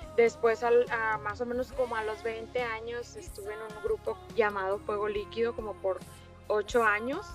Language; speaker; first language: Spanish; native; Spanish